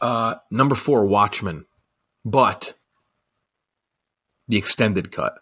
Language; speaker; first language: English; native; English